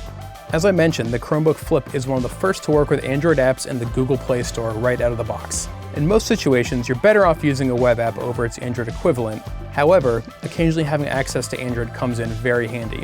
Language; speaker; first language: English; native; English